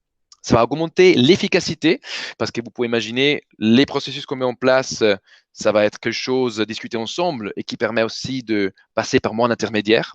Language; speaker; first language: French; native; French